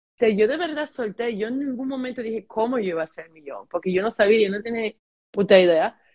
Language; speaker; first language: Spanish; early bilingual, heritage; German